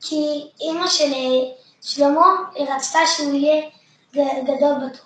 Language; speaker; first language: Hebrew; early bilingual, other home language; French